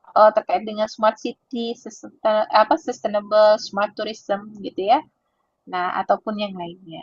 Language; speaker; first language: Indonesian; native; Indonesian